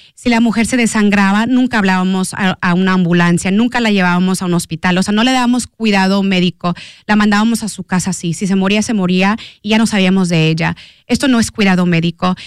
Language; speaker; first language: Spanish; early bilingual, heritage; Spanish